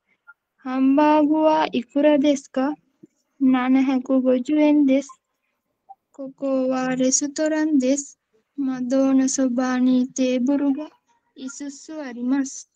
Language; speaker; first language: Japanese; non-native, learner; Sinhala